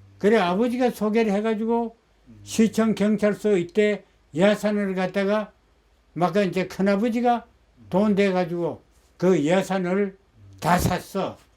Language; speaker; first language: Korean; native; Korean